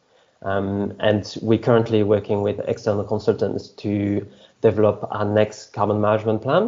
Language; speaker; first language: English; non-native, fluent; French